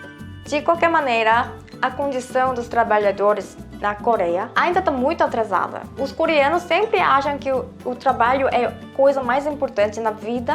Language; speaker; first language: Portuguese; non-native, fluent; Korean